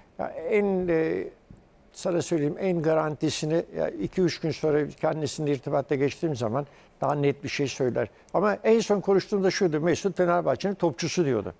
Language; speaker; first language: Turkish; early bilingual, heritage; Turkish